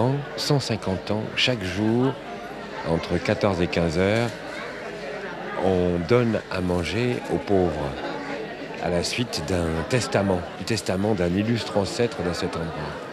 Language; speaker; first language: French; native; French